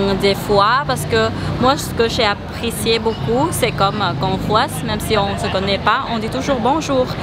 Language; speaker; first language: French; non-native, fluent; Thai